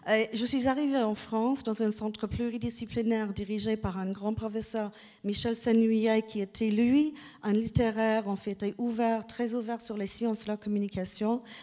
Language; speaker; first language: French; non-native, fluent; English